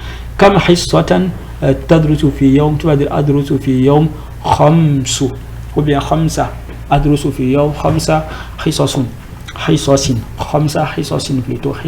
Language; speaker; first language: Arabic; non-native, fluent; French